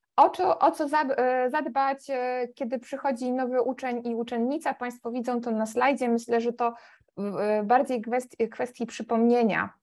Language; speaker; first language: Polish; native; Polish